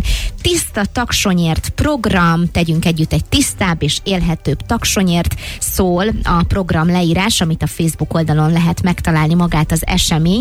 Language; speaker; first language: Hungarian; native; Hungarian